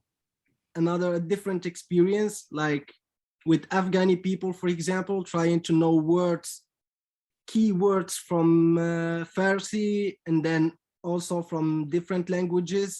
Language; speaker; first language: English; non-native, fluent; Arabic